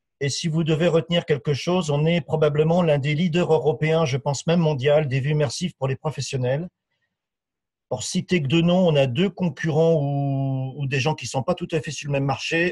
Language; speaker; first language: French; native; French